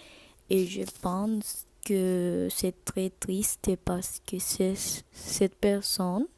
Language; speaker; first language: French; non-native, learner; Spanish